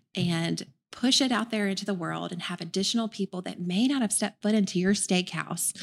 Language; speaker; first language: English; native; English